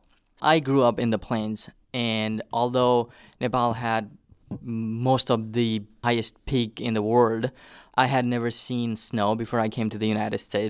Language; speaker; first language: English; non-native, local second language; Nepali